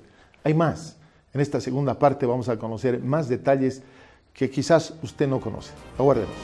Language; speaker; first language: Spanish; native; Spanish